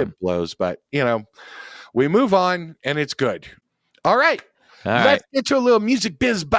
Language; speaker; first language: English; native; English